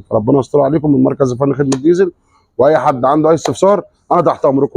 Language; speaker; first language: Arabic; native; Arabic